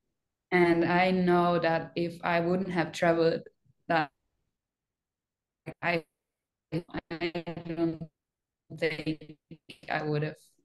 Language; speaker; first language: English; non-native, fluent; German